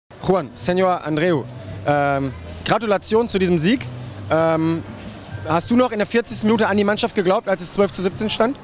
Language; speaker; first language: German; native; German